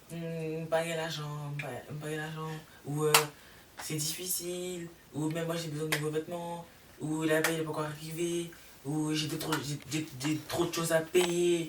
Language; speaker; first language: French; native; French